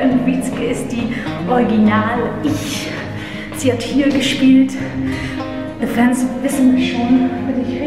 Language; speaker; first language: German; non-native, fluent; Dutch